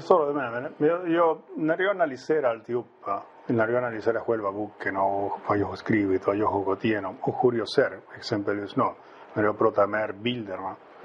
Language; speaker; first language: Swedish; non-native, fluent; Spanish